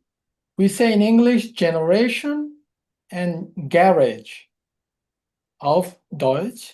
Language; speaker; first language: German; non-native, learner; Bangla